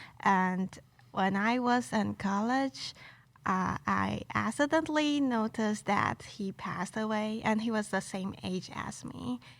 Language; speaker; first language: English; non-native, local second language; Chinese